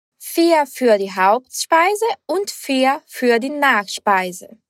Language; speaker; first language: German; non-native, fluent; Portuguese